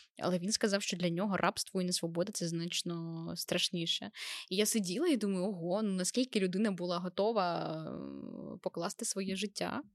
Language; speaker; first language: Ukrainian; native; Ukrainian